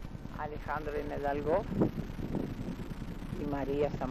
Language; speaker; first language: Spanish; early bilingual, other home language; Russian